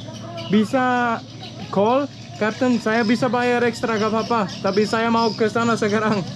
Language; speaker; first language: Indonesian; non-native, learner; Danish